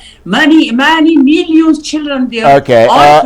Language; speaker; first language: English; non-native, learner; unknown